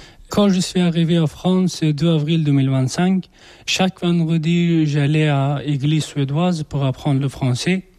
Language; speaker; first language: French; non-native, learner; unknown